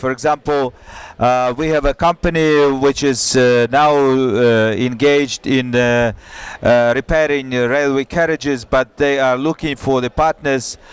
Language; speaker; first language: English; non-native, fluent; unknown